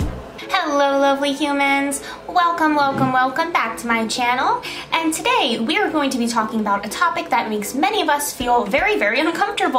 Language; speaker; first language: English; native; English